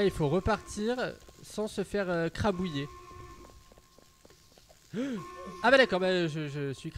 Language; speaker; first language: French; native; French